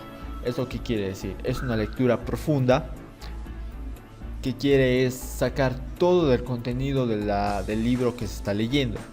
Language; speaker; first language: Spanish; native; Spanish